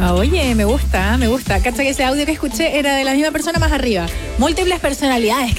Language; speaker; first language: Spanish; native; Spanish